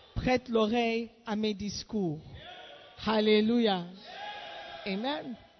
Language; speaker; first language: French; non-native, fluent; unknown